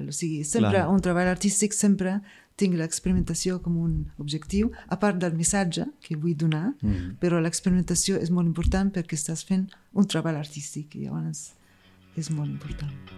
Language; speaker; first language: Catalan; non-native, fluent; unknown